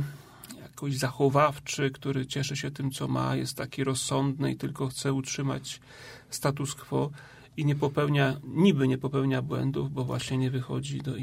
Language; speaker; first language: Polish; native; Polish